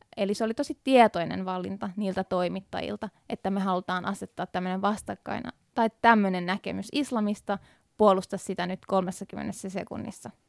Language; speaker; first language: Finnish; early bilingual, other home language; Persian